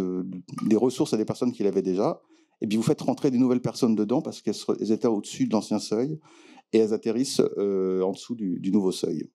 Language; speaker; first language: French; native; French